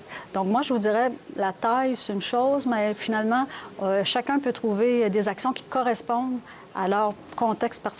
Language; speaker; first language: French; native; French